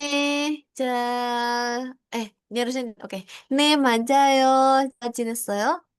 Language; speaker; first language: Korean; non-native, fluent; Indonesian